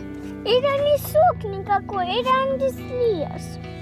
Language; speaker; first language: Russian; early bilingual, heritage; Russian